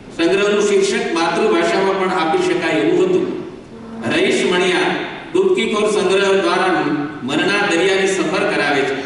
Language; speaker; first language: Gujarati; native; Gujarati